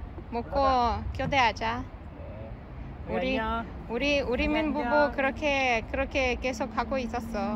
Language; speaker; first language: Korean; non-native, fluent; Russian